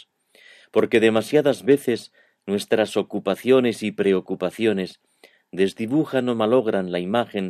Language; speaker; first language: Spanish; native; Spanish